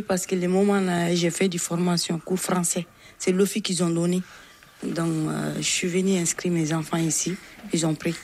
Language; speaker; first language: French; non-native, learner; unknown